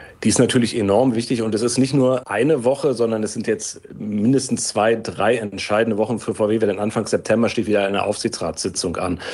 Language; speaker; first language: German; native; German